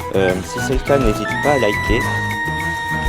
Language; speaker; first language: French; native; French